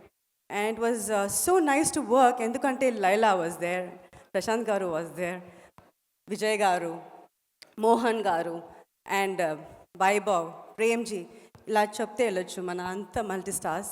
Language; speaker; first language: Telugu; non-native, fluent; Tamil